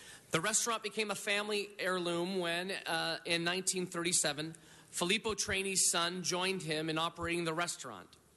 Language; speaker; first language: English; early bilingual, other home language; Italian